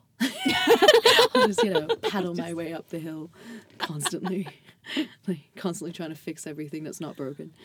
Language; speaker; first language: English; native; English